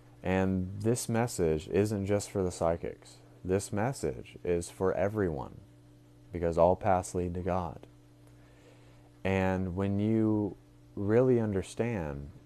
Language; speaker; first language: English; native; English